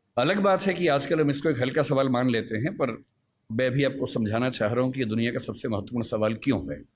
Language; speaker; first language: Hindi; native; Hindi